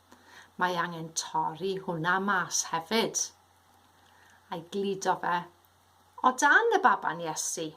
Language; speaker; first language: Welsh; native; Welsh